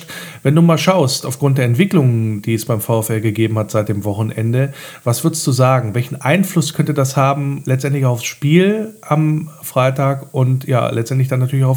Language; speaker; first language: German; native; German